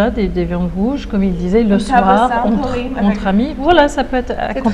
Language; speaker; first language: French; native; French